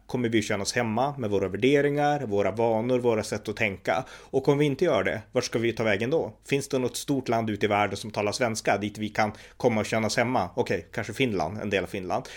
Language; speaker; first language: Swedish; native; Swedish